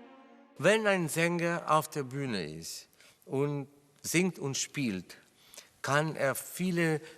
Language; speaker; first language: German; non-native, fluent; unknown